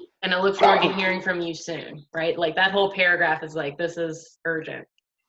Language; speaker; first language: English; native; English